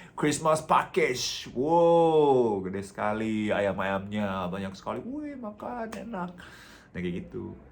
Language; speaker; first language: Indonesian; non-native, fluent; Japanese